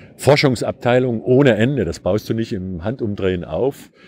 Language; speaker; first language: German; native; German